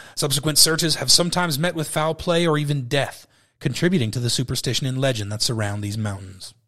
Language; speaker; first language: English; native; English